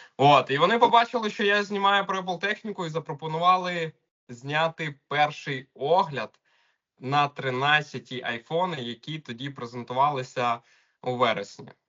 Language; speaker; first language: Ukrainian; non-native, local second language; Russian